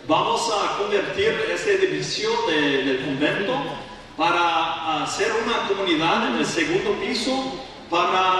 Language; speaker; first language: Spanish; non-native, learner; English